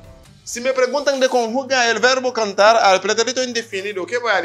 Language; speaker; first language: Spanish; non-native, fluent; Haitian Creole